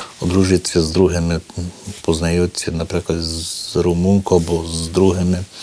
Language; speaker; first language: Ukrainian; early bilingual, heritage; Ukrainian